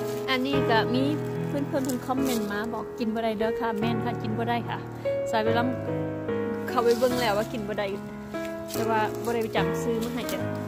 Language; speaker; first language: Thai; non-native, local second language; Northeastern Thai